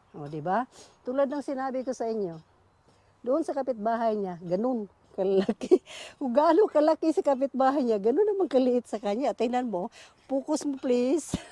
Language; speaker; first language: Filipino; non-native, local second language; Cebuano